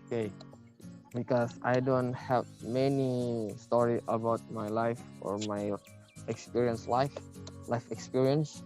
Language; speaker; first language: English; non-native, learner; Indonesian